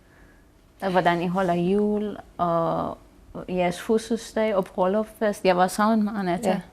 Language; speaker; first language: Danish; non-native, learner; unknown